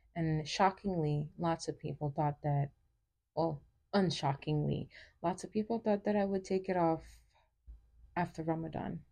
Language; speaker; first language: English; early bilingual, other home language; Wolof